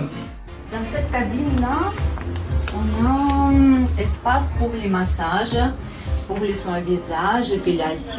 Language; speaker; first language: French; non-native, learner; Russian